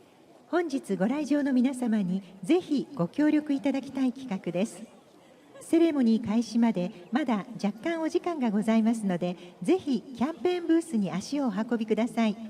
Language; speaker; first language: Japanese; native; Japanese